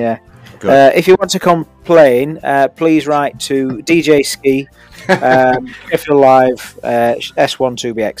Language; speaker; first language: English; native; English